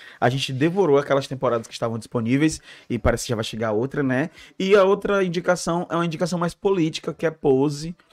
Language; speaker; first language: Portuguese; native; Portuguese